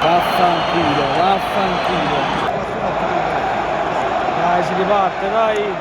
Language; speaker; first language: Italian; native; Italian